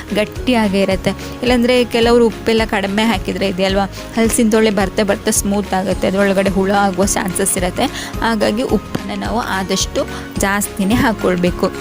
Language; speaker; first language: Kannada; non-native, local second language; Tulu